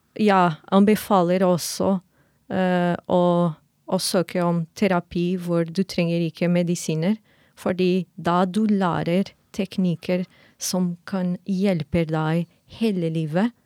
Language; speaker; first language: Norwegian; non-native, fluent; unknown